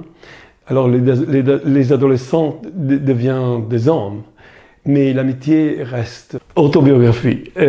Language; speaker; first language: French; non-native, fluent; Italian